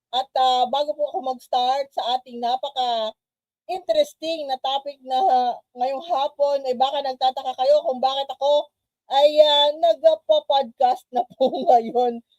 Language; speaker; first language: Filipino; non-native, local second language; Cebuano